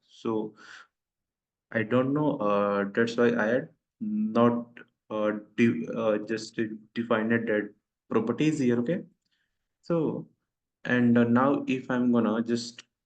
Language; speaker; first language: English; non-native, local second language; Hindi